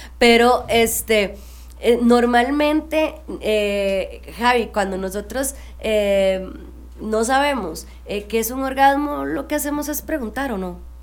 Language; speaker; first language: Spanish; native; Spanish